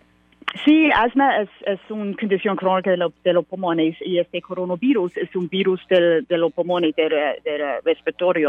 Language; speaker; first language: Spanish; non-native, learner; English